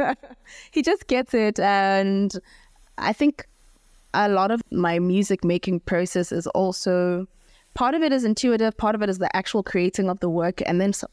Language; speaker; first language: English; non-native, local second language; Southern Sotho